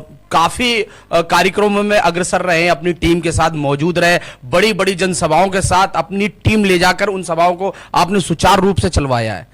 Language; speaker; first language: Hindi; native; Hindi